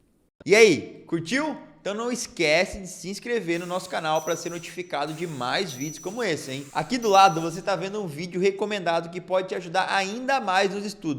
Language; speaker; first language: Portuguese; native; Portuguese